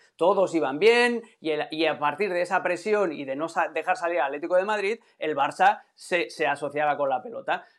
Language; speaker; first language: Spanish; native; Spanish